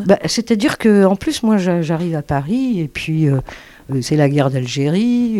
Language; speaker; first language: French; early bilingual, other home language; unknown